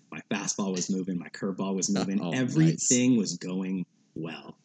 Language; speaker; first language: English; native; English